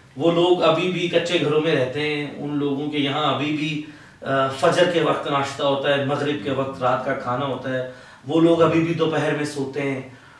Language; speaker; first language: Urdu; native; Urdu